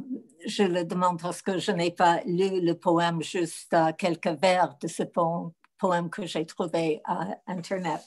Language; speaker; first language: French; non-native, fluent; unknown